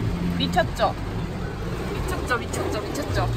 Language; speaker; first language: Korean; native; Korean